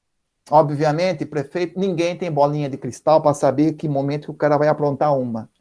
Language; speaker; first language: Portuguese; native; Portuguese